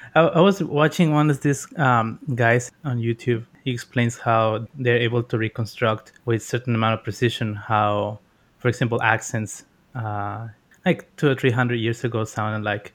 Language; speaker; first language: English; non-native, fluent; Spanish